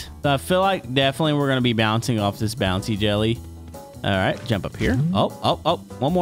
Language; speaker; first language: English; native; English